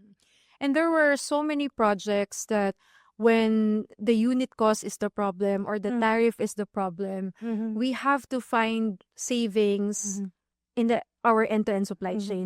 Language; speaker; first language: English; non-native, local second language; Filipino